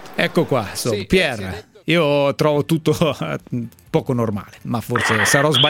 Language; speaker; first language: Italian; native; Italian